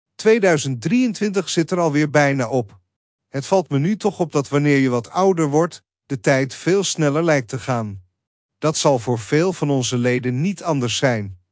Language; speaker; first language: Dutch; native; Dutch